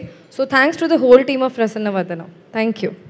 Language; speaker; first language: Telugu; non-native, local second language; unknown